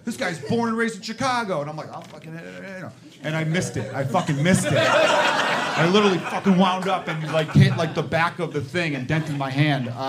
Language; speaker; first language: English; native; English